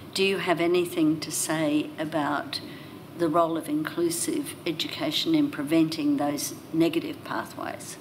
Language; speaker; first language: English; native; English